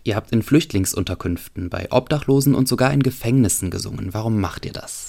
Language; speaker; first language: German; native; German